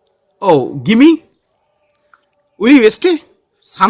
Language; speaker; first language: English; non-native, learner; Bangla